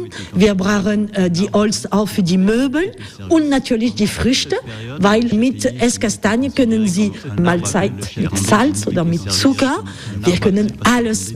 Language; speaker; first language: German; non-native, learner; French